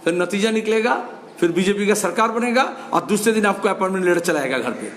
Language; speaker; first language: Hindi; non-native, local second language; Bangla